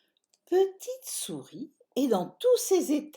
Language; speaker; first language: French; native; French